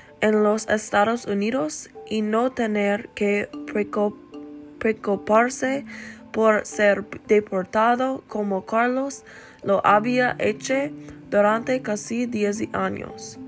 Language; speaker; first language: Spanish; non-native, learner; English